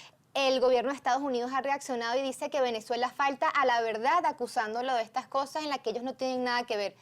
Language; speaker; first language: Spanish; native; Spanish